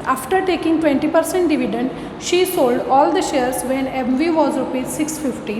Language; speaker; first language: English; non-native, local second language; Marathi